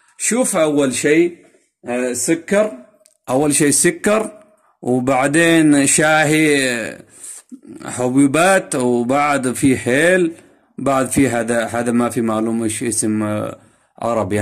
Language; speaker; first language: Arabic; non-native, learner; Urdu